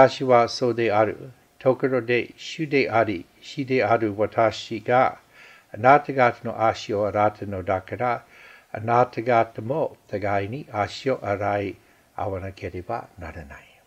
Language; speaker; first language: Japanese; non-native, fluent; English